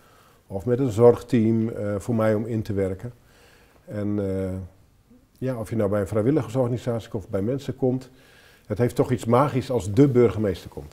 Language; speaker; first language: Dutch; native; Dutch